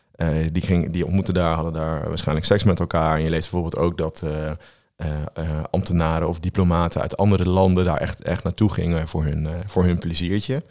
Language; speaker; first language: Dutch; native; Dutch